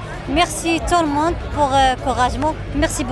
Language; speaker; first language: French; non-native, learner; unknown